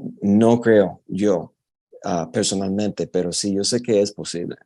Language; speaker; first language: Spanish; non-native, fluent; English